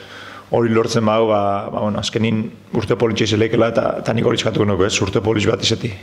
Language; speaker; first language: Basque; native; Basque